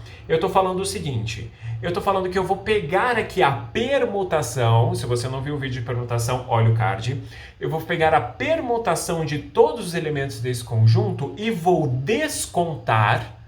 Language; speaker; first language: Portuguese; native; Portuguese